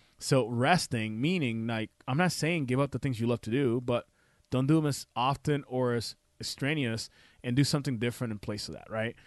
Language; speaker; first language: English; non-native, fluent; Spanish